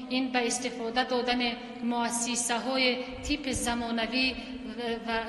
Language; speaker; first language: Tajik; non-native, local second language; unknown